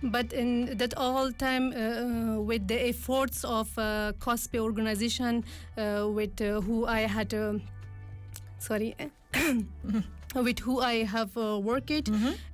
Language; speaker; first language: English; non-native, learner; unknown